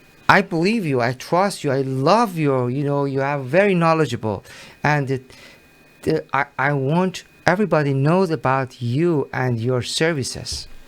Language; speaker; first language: English; non-native, learner; Persian